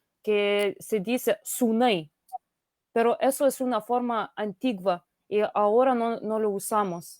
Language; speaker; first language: Spanish; non-native, fluent; Lithuanian